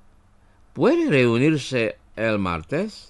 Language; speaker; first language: Spanish; non-native, fluent; Indonesian